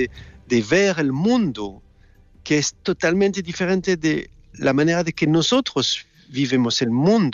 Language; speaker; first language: Spanish; non-native, fluent; French